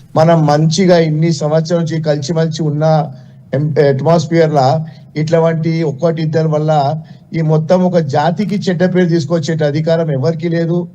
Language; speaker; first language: Telugu; non-native, local second language; Gujarati